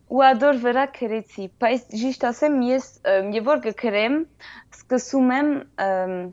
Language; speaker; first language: Armenian; early bilingual, heritage; French